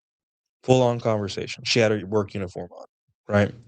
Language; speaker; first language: English; native; English